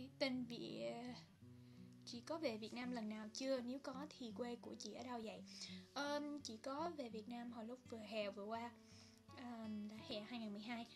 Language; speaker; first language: Vietnamese; early bilingual, heritage; Vietnamese